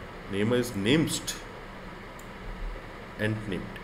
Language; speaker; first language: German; non-native, learner; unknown